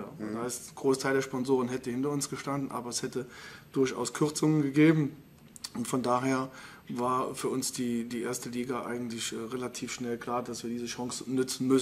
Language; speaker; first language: German; native; German